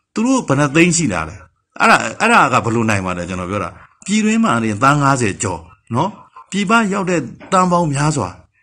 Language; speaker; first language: Burmese; native; Burmese